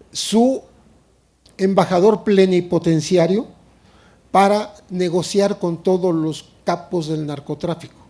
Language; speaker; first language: Spanish; native; Spanish